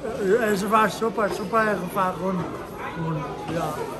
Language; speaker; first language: German; non-native, learner; Polish